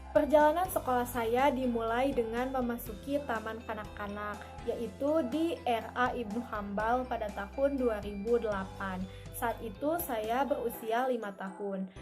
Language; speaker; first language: Indonesian; native; Indonesian